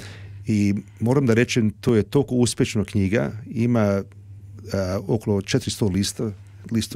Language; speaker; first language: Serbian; early bilingual, heritage; Serbian